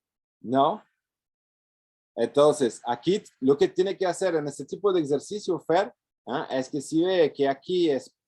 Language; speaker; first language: Spanish; non-native, fluent; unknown